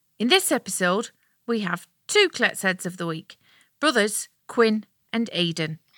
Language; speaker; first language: English; native; English